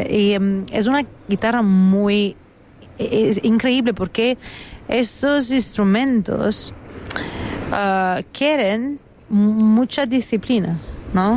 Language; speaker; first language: Spanish; non-native, fluent; Italian